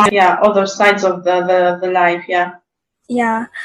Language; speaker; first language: English; non-native, local second language; Arabic